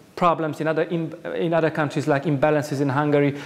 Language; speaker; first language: English; non-native, fluent; Hungarian